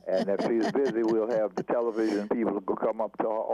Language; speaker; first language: English; native; English